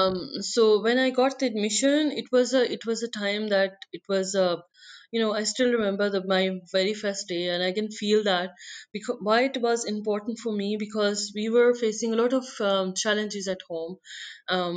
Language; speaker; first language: English; non-native, local second language; Punjabi